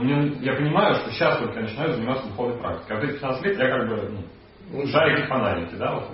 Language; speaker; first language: Russian; native; Russian